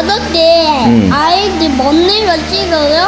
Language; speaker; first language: Korean; early bilingual, heritage; English